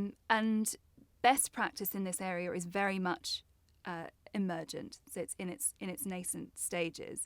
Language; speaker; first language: English; native; English